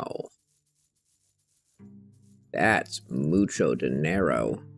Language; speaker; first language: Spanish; non-native, learner; English